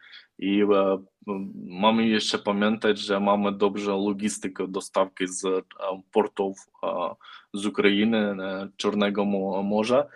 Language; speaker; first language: Polish; non-native, learner; Ukrainian